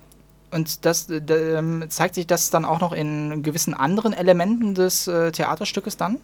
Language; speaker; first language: German; native; German